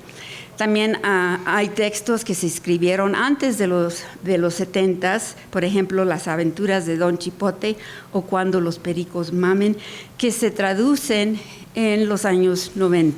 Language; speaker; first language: Spanish; early bilingual, heritage; Spanish